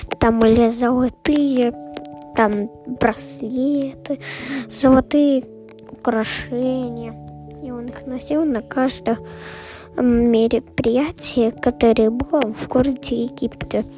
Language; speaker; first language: Russian; early bilingual, heritage; Russian